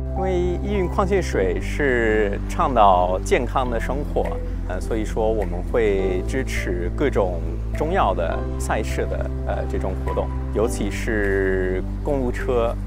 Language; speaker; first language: Chinese; non-native, fluent; French